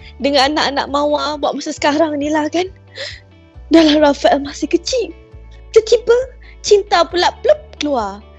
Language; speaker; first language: Malay; native; Malay